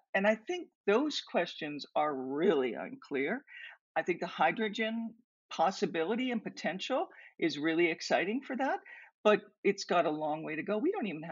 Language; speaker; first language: English; native; English